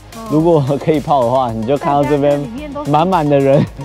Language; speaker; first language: Chinese; native; Chinese